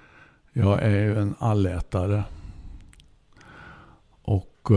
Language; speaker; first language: Swedish; native; Swedish